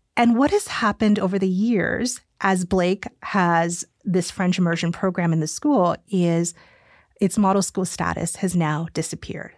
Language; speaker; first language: English; early bilingual, other home language; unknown